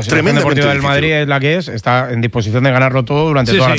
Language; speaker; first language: Spanish; native; Spanish